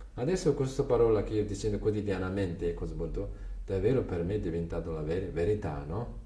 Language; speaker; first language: Italian; non-native, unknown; Tibetan